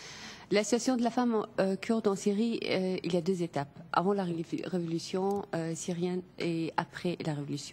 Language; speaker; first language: French; non-native, fluent; Kurdish